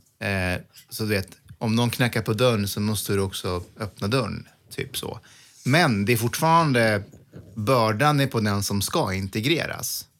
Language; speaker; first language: Swedish; early bilingual, other home language; Persian